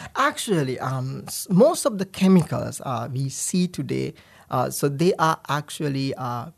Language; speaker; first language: English; non-native, local second language; Sinhala